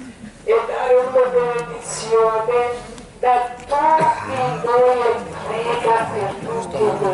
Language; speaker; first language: Italian; non-native, learner; Croatian